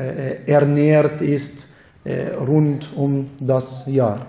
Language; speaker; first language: German; non-native, fluent; Arabic